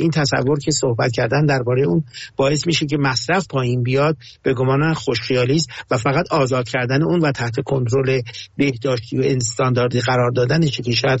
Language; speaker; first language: Persian; native; Persian